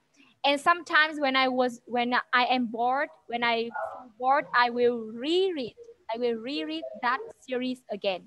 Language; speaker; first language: English; non-native, fluent; Vietnamese